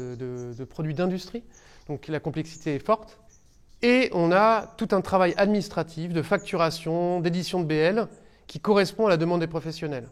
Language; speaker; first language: French; native; French